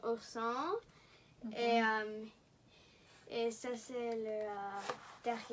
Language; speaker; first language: French; non-native, local second language; English